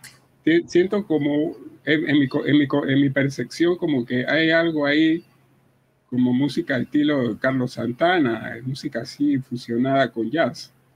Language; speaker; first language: Spanish; native; Spanish